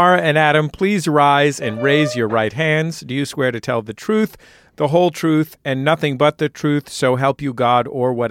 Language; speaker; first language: English; native; English